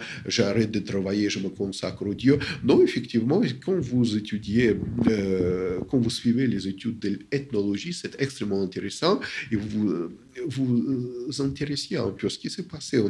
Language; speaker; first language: French; non-native, fluent; Russian